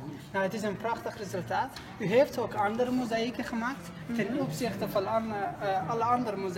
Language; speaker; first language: Dutch; non-native, fluent; Pashto